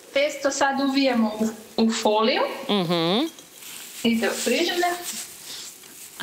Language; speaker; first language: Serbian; early bilingual, heritage; Serbian